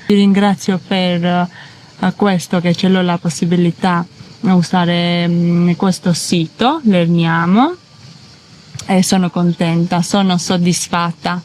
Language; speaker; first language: Italian; non-native, fluent; Georgian